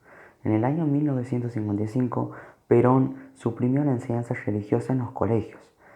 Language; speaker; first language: Spanish; native; Spanish